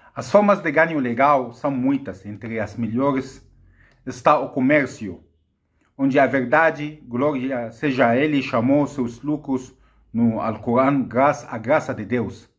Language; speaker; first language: Portuguese; non-native, fluent; Arabic